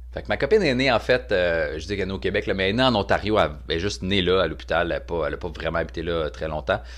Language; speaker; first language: French; native; French